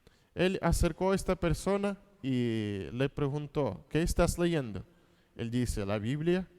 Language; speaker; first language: Spanish; non-native, fluent; Russian